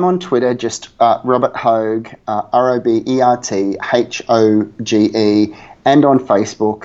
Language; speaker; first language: English; native; English